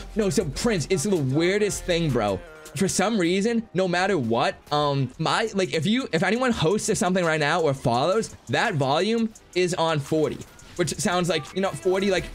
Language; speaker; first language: English; native; English